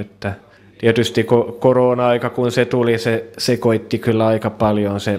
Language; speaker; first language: Finnish; non-native, local second language; Swedish